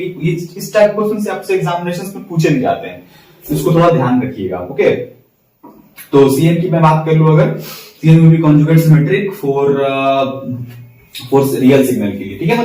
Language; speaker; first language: Hindi; native; Hindi